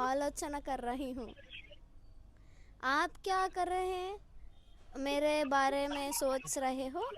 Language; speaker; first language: Hindi; non-native, local second language; Telugu